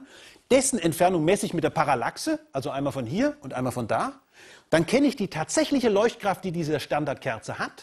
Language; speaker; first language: German; native; German